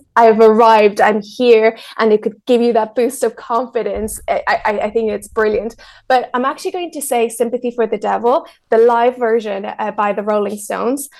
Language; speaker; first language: English; early bilingual, other home language; Spanish